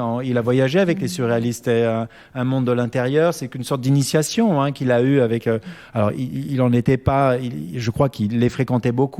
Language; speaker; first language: French; native; French